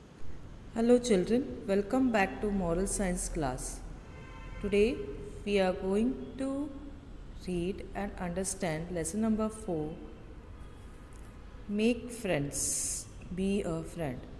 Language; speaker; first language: English; non-native, local second language; Hindi